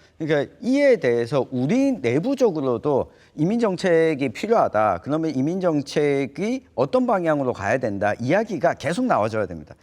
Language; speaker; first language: Korean; native; Korean